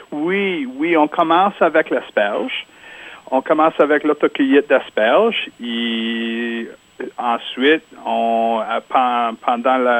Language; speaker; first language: French; non-native, local second language; English